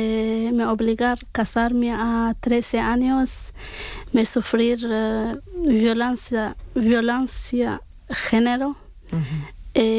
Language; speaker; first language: Spanish; non-native, learner; Arabic